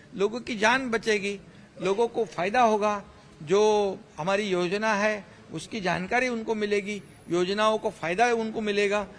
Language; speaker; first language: Hindi; non-native, local second language; Marathi